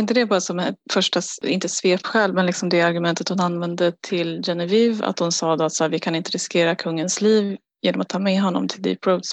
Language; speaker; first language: Swedish; native; Swedish